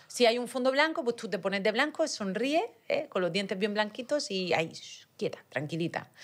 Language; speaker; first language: Spanish; native; Spanish